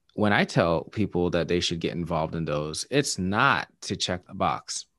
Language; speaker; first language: English; native; English